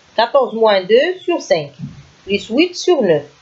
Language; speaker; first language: French; non-native, local second language; Arabic